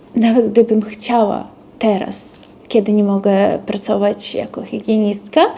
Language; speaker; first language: Polish; non-native, fluent; Russian